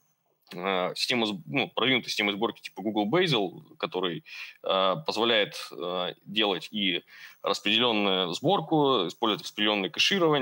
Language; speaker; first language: Russian; native; Russian